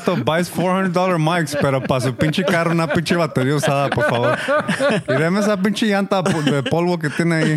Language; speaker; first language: Spanish; early bilingual, heritage; Spanish